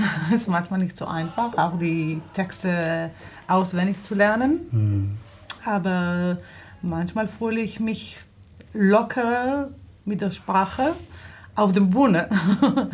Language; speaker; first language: German; non-native, fluent; Hebrew